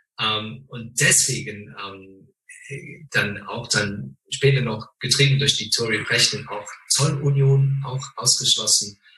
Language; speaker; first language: German; non-native, fluent; English